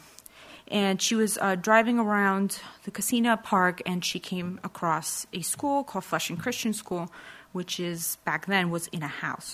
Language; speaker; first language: English; native; English